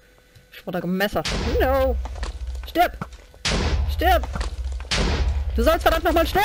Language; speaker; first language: German; native; German